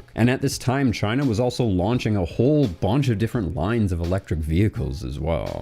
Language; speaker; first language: English; native; English